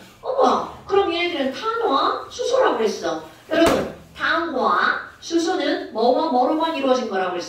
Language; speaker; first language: Korean; native; Korean